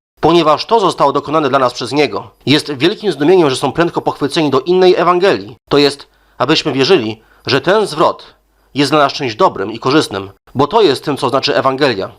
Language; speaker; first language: Polish; native; Polish